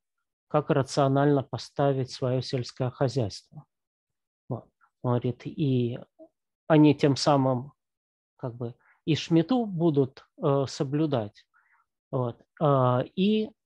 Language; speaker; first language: Russian; native; Russian